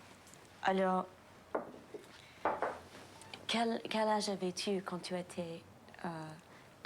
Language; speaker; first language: French; non-native, local second language; English